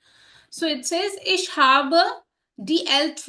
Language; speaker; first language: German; non-native, learner; Hindi